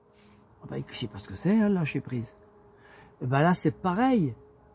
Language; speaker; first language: French; native; French